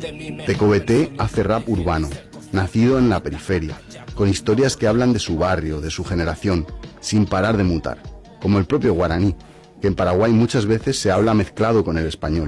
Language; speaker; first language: Spanish; native; Spanish